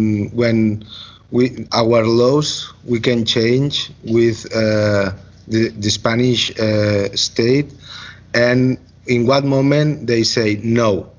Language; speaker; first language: English; non-native, learner; Catalan